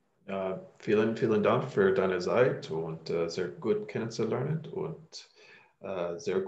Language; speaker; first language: German; non-native, learner; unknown